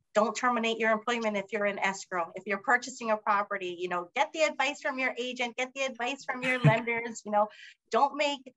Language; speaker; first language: English; native; English